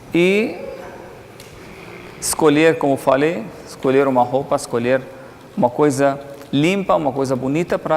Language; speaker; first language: Portuguese; non-native, fluent; Arabic